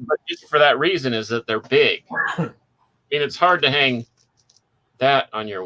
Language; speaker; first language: English; native; English